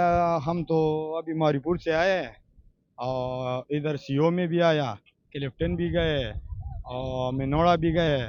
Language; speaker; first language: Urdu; non-native, local second language; Pashto